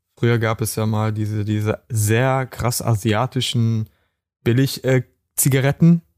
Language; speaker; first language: German; native; German